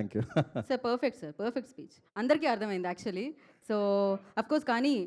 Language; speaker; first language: Telugu; native; Telugu